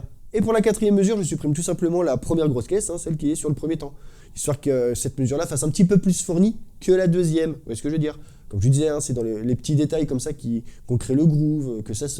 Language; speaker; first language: French; native; French